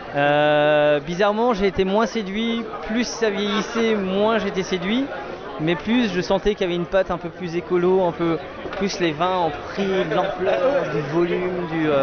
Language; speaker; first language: French; native; French